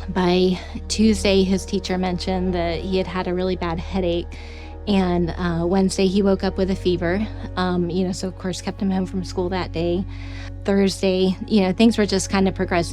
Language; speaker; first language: English; native; English